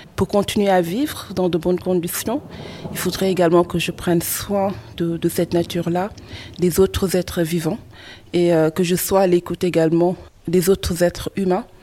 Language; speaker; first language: French; non-native, local second language; Wolof